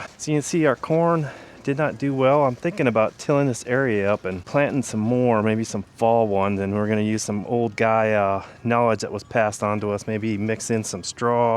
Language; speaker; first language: English; native; English